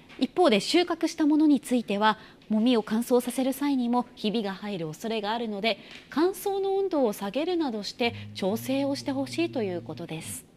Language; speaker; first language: Japanese; native; Japanese